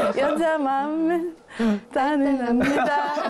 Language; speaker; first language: Korean; non-native, learner; Russian